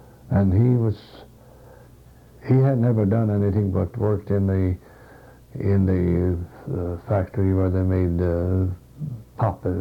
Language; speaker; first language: English; non-native, fluent; Swedish